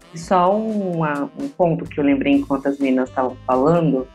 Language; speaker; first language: Portuguese; native; Portuguese